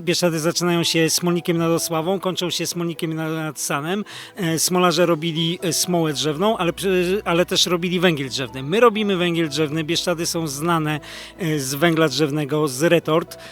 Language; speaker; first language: Polish; native; Polish